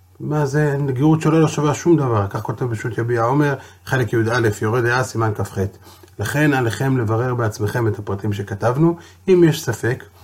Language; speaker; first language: Hebrew; native; Hebrew